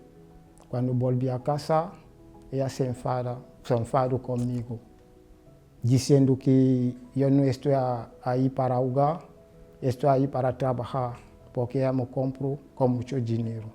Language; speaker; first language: Spanish; non-native, learner; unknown